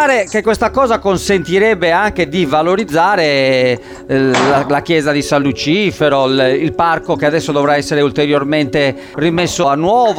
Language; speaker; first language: Italian; native; Italian